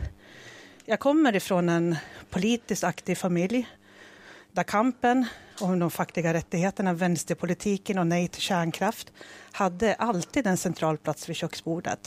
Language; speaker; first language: Swedish; native; Swedish